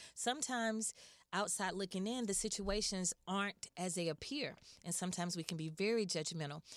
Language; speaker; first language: English; native; English